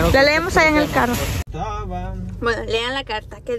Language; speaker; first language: Spanish; native; Spanish